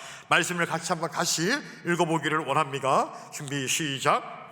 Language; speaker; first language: Korean; native; Korean